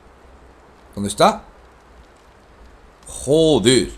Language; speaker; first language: Spanish; native; Spanish